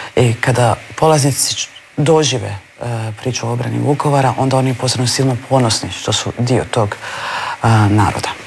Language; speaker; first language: Croatian; native; Croatian